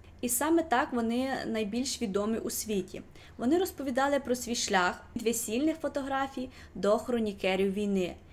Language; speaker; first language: Ukrainian; native; Ukrainian